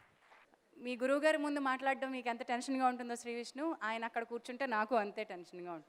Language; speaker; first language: Telugu; native; Telugu